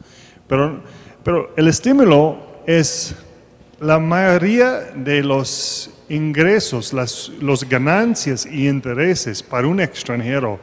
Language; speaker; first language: Spanish; non-native, fluent; English